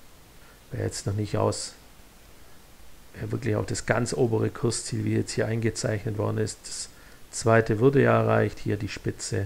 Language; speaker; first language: German; native; German